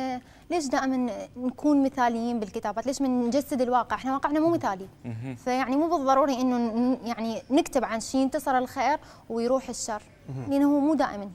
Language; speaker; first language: Arabic; native; Arabic